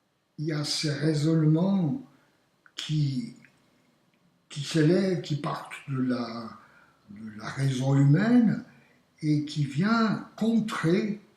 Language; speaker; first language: French; native; French